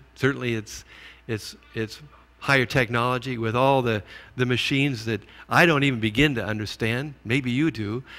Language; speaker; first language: English; native; English